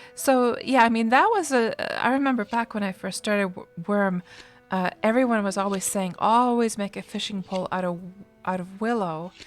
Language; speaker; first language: English; non-native, fluent; Finnish